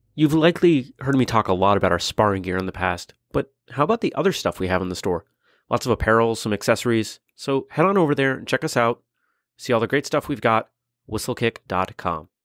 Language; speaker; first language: English; native; English